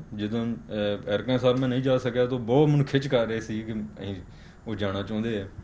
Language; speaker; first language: Punjabi; native; Punjabi